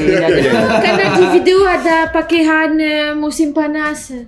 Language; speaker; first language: Indonesian; non-native, learner; French